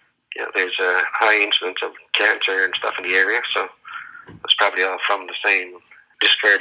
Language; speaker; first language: English; native; English